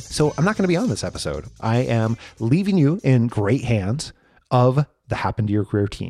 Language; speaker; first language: English; native; English